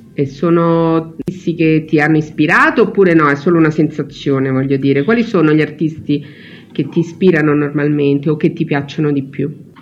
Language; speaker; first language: Italian; native; Italian